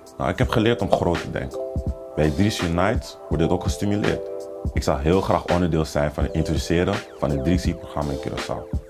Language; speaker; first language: Dutch; early bilingual, other home language; Papiamento